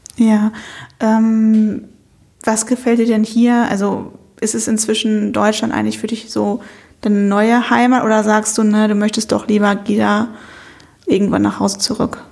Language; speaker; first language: German; native; German